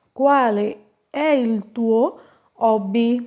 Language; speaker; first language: Italian; non-native, fluent; Punjabi